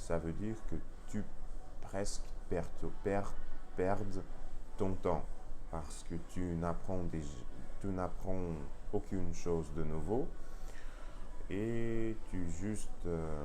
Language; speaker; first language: French; non-native, learner; Russian